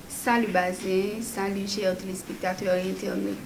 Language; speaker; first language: French; non-native, local second language; Haitian Creole